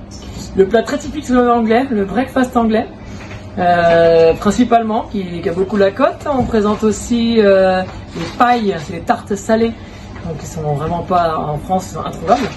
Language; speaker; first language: French; native; French